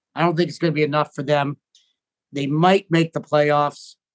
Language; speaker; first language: English; native; English